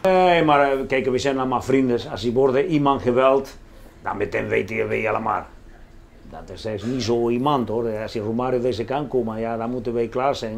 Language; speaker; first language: Dutch; non-native, learner; Spanish